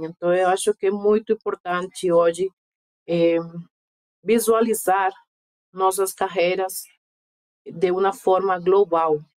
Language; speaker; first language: Portuguese; non-native, fluent; Spanish